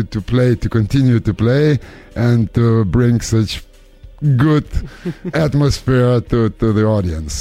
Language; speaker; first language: English; non-native, fluent; Lithuanian